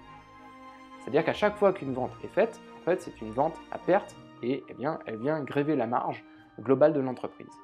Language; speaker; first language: French; native; French